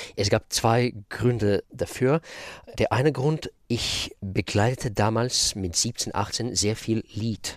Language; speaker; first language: German; non-native, fluent; Russian